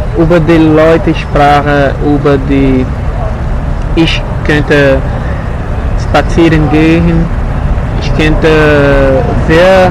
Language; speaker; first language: German; non-native, learner; Portuguese